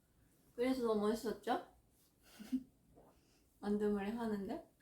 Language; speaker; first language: Korean; non-native, fluent; Japanese